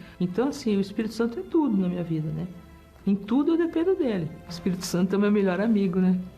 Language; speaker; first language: Portuguese; early bilingual, other home language; German